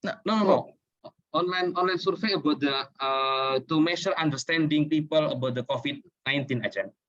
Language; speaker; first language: English; non-native, learner; Indonesian